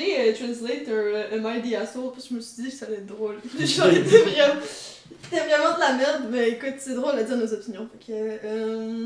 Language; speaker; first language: French; native; French